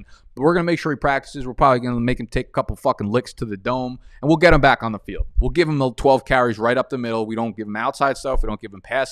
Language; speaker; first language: English; native; English